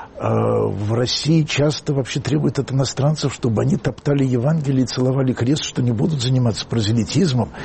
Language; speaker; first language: Russian; native; Russian